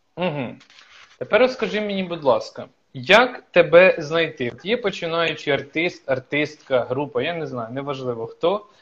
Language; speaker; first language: Ukrainian; native; Ukrainian